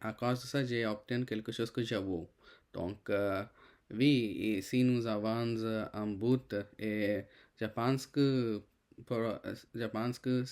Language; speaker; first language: French; non-native, learner; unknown